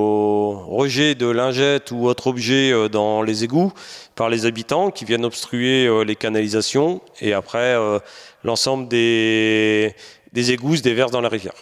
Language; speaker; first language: French; native; French